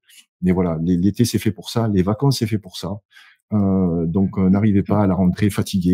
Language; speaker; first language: French; native; French